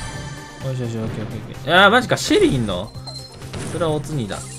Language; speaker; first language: Japanese; native; Japanese